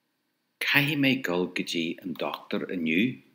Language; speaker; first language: Irish; non-native, local second language; English